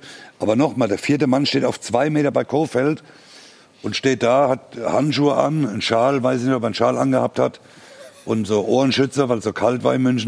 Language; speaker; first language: German; native; German